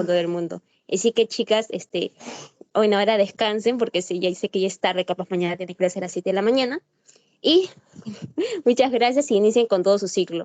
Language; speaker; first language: Spanish; native; Spanish